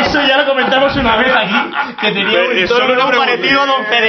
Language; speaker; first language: Spanish; native; Spanish